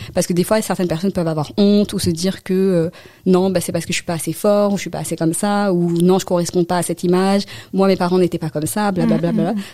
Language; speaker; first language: French; native; French